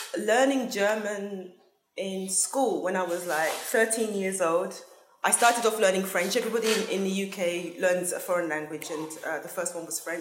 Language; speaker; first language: English; native; English